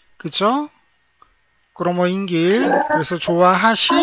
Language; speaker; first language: Korean; native; Korean